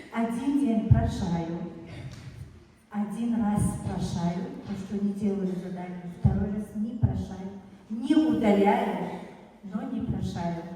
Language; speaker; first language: Russian; non-native, fluent; Tajik